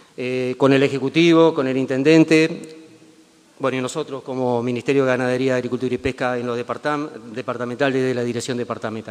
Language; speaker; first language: Spanish; native; Spanish